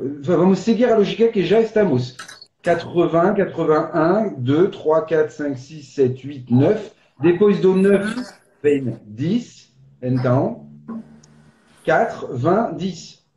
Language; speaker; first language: Portuguese; non-native, fluent; French